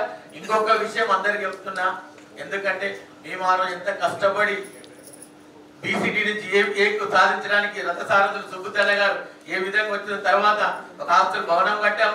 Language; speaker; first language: Telugu; native; Telugu